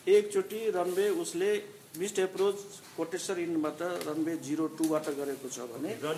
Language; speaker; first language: Nepali; non-native, local second language; Maithili